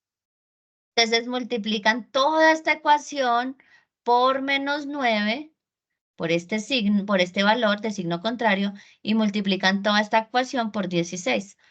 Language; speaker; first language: Spanish; native; Spanish